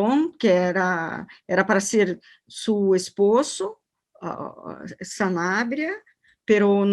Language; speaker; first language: Spanish; non-native, learner; Portuguese